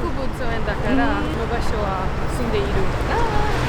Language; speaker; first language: Japanese; non-native, learner; French